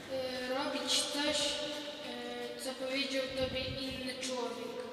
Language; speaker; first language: Polish; non-native, fluent; Ukrainian